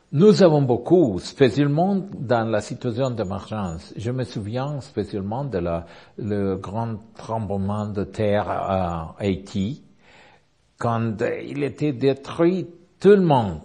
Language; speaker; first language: French; non-native, learner; Spanish